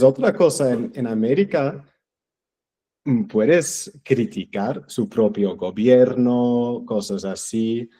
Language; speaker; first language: Spanish; non-native, fluent; English